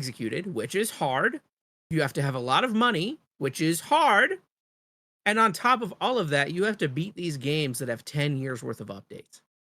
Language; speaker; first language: English; native; English